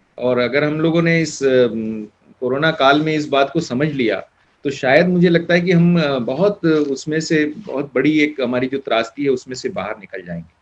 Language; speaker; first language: Hindi; non-native, local second language; Marathi